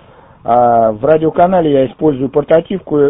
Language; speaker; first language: Russian; native; Russian